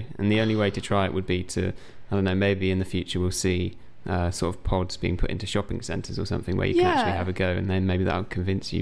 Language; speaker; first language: English; native; English